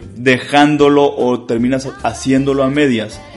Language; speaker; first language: Spanish; native; Spanish